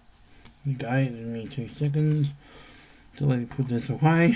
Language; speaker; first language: English; native; English